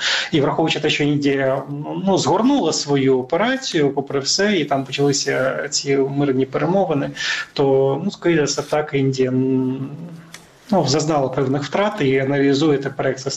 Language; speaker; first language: Ukrainian; native; Ukrainian